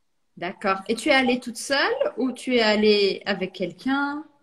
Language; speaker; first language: French; non-native, fluent; Portuguese